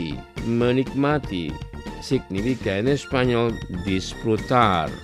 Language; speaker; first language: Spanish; non-native, fluent; Indonesian